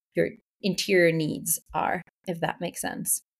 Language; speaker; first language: English; non-native, fluent; Spanish